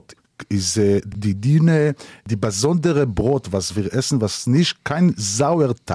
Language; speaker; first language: German; non-native, learner; Hebrew